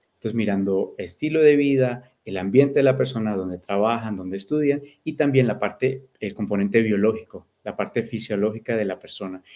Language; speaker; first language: Spanish; early bilingual, heritage; Spanish